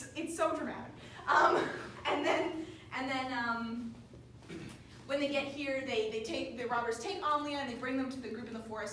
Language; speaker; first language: English; native; English